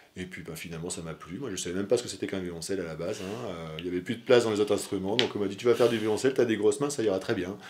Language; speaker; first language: French; native; French